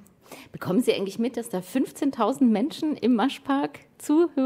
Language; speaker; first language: German; native; German